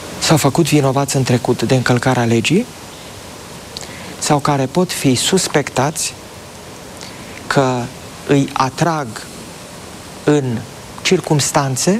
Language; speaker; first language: Romanian; native; Romanian